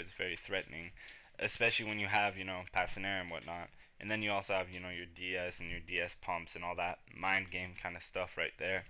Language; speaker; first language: English; native; English